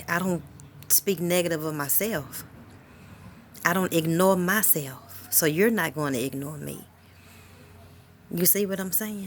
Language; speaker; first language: English; native; English